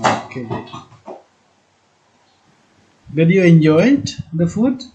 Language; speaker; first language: English; non-native, fluent; Indonesian